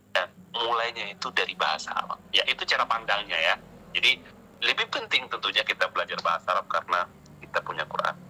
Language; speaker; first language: Indonesian; non-native, local second language; Achinese